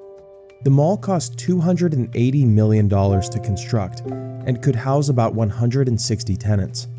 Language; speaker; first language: English; native; English